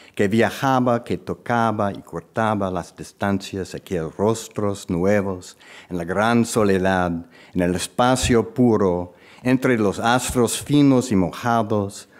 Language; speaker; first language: Spanish; non-native, fluent; English